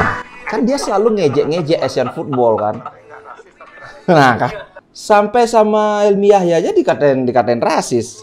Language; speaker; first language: Indonesian; native; Indonesian